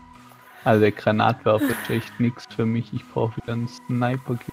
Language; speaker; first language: German; native; German